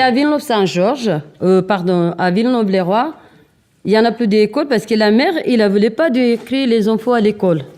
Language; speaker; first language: French; non-native, learner; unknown